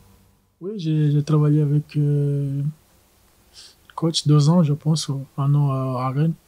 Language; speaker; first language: French; non-native, learner; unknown